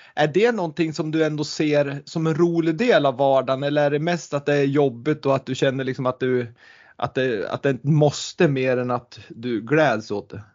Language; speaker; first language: Swedish; native; Swedish